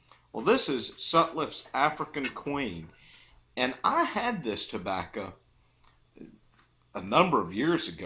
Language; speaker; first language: English; native; English